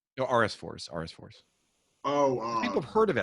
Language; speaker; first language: English; native; English